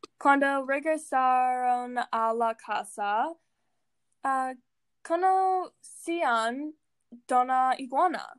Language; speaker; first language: Spanish; non-native, learner; English